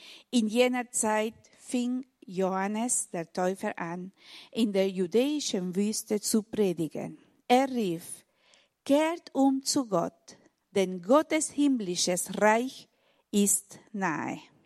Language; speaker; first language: German; non-native, fluent; Spanish